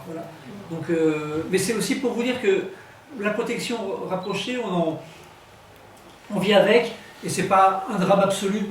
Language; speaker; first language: French; native; French